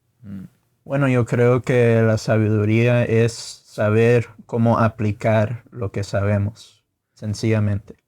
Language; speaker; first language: Spanish; non-native, fluent; English